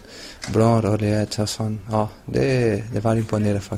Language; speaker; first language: Swedish; non-native, learner; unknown